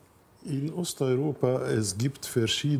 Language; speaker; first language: German; non-native, fluent; Hungarian